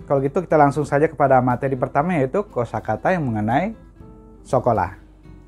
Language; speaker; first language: Indonesian; native; Indonesian